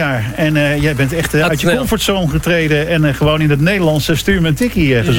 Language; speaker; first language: Dutch; native; Dutch